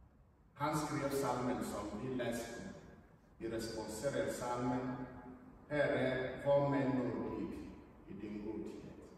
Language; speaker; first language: Swedish; non-native, fluent; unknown